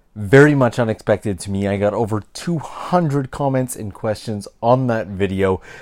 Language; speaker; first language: English; native; English